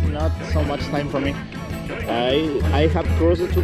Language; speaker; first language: English; non-native, learner; Spanish